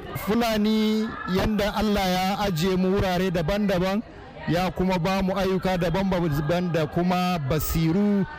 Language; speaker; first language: Hausa; non-native, local second language; Fula